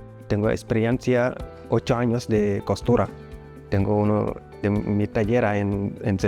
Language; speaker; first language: Spanish; non-native, learner; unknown